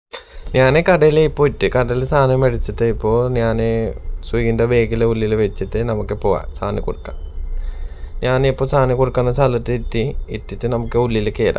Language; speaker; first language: Malayalam; non-native, learner; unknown